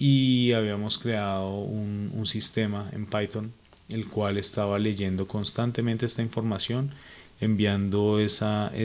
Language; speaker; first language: Spanish; native; Spanish